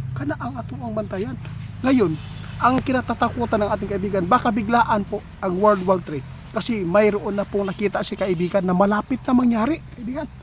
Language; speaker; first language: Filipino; non-native, local second language; Cebuano